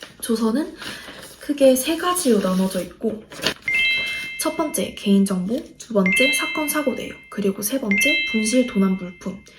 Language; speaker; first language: Korean; native; Korean